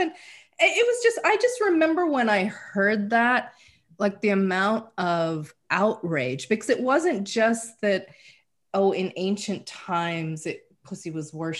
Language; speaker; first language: English; native; English